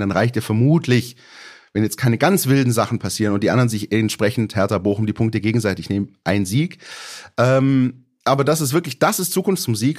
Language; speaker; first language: German; native; German